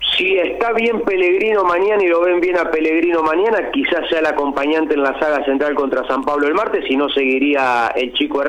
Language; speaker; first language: Spanish; native; Spanish